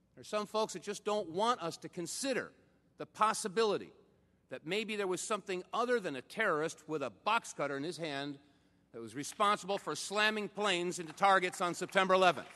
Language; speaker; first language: English; native; English